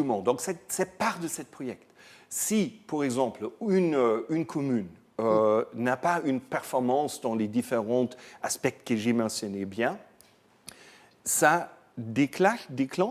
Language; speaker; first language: French; non-native, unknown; German